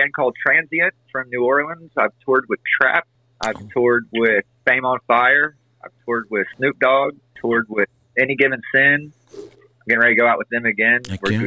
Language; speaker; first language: English; native; English